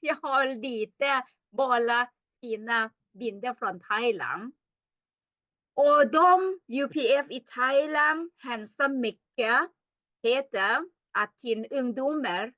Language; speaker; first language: Swedish; non-native, learner; Thai